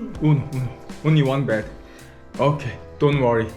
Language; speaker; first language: English; non-native, learner; Korean